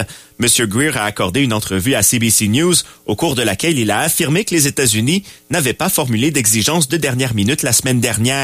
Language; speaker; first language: French; native; French